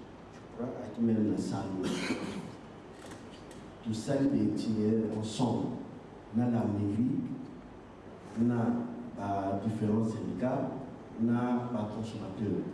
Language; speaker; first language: French; non-native, learner; Lingala